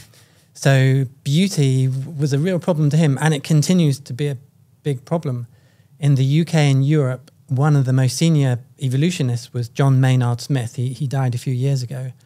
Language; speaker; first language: English; native; English